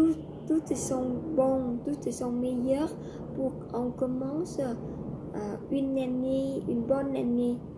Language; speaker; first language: French; non-native, learner; Vietnamese